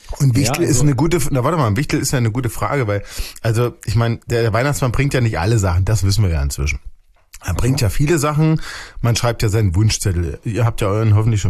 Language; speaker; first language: German; native; German